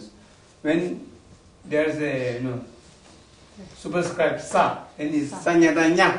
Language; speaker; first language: English; non-native, learner; Tibetan